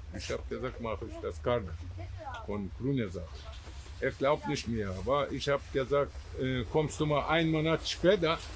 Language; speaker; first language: German; non-native, learner; Turkish